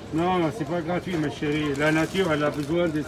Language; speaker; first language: French; native; French